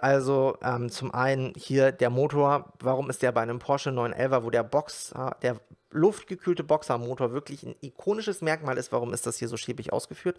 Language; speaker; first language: German; native; German